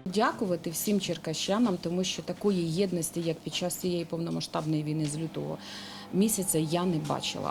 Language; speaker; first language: Ukrainian; native; Ukrainian